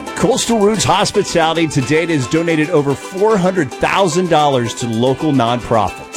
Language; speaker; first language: English; native; English